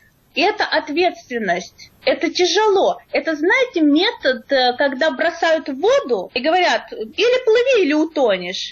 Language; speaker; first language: Russian; native; Russian